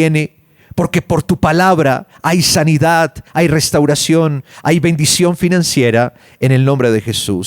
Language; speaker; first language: Spanish; native; Spanish